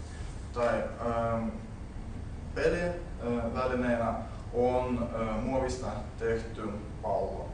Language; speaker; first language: Finnish; non-native, learner; Russian